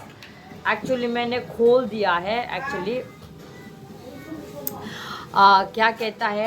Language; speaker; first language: Hindi; non-native, local second language; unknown